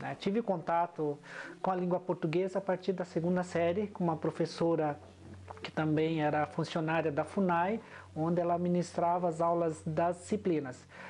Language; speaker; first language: Portuguese; non-native, local second language; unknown